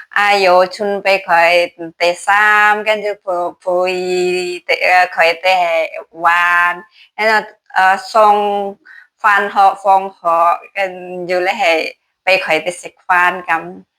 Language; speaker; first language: Cantonese; non-native, learner; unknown